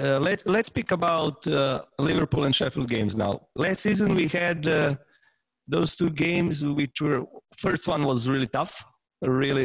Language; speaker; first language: English; non-native, fluent; Serbian